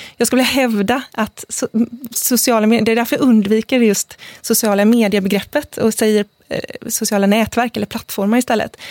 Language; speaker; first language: Swedish; native; Swedish